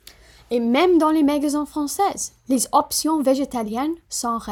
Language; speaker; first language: French; non-native, fluent; Punjabi